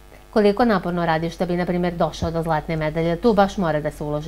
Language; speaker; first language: Serbian; native; Serbian